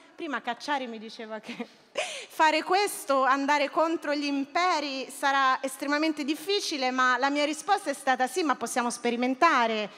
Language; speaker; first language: Italian; native; Italian